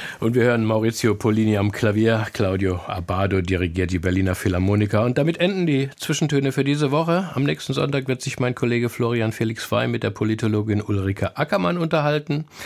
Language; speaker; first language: German; native; German